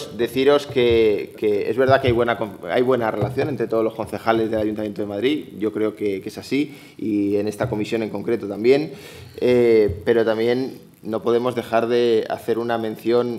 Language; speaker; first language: Spanish; native; Spanish